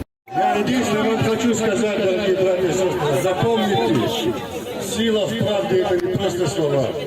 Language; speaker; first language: Russian; native; Russian